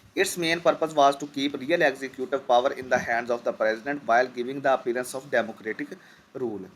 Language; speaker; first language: English; non-native, local second language; Urdu